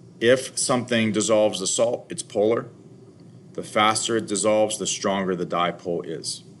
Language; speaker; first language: English; native; English